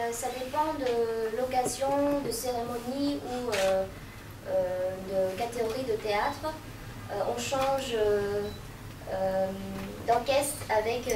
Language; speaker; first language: French; non-native, fluent; Vietnamese